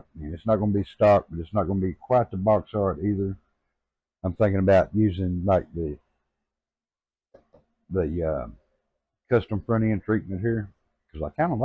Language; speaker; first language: English; native; English